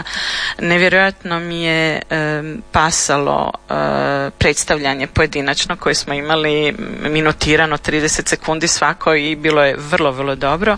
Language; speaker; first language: Serbian; native; Serbian